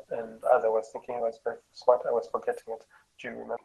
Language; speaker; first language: English; non-native, fluent; French